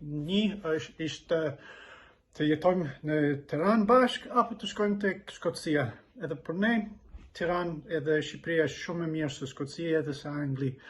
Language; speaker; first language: Albanian; non-native, learner; English